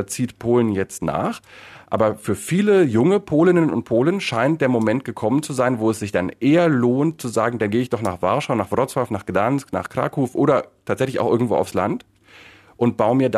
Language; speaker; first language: German; native; German